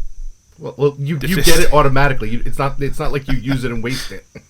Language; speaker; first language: English; native; English